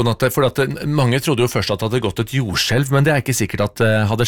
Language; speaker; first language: Norwegian; native; Norwegian